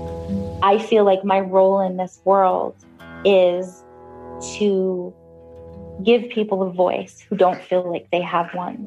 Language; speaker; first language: English; native; English